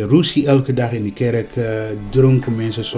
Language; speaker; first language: Dutch; non-native, learner; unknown